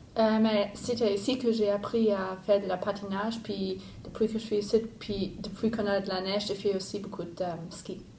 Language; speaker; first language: French; non-native, fluent; German